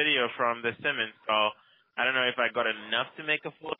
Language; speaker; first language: English; non-native, local second language; Akan